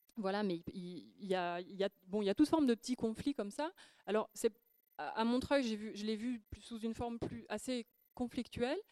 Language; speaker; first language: French; native; French